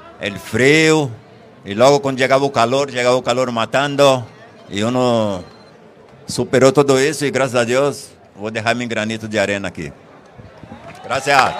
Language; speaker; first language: Spanish; non-native, fluent; Portuguese